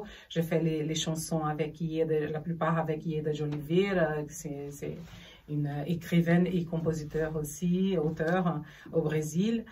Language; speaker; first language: French; non-native, fluent; Portuguese